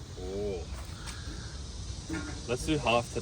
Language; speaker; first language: English; native; English